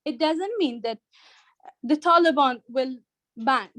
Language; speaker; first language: English; non-native, learner; Persian